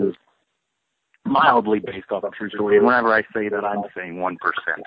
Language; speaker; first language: English; native; English